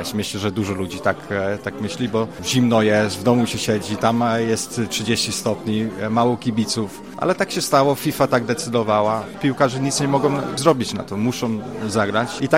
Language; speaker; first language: Polish; early bilingual, heritage; Polish